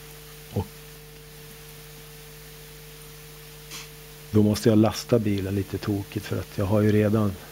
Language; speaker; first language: Swedish; native; Swedish